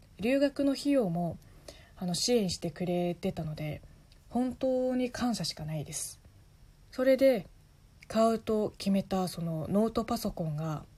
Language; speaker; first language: Japanese; non-native, fluent; Chinese